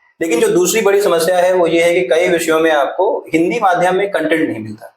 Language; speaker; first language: Hindi; native; Hindi